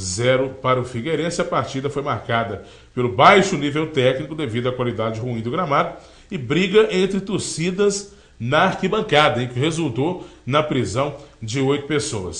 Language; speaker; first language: Portuguese; native; Portuguese